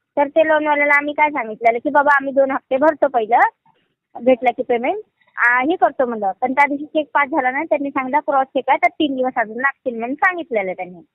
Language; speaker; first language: Marathi; native; Marathi